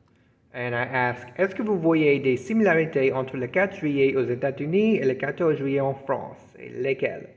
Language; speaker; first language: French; non-native, fluent; English